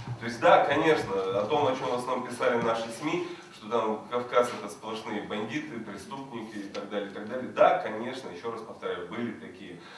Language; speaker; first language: Russian; native; Russian